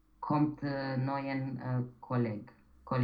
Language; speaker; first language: German; non-native, learner; Romanian